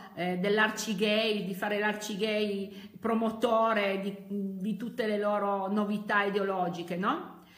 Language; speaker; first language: Italian; native; Italian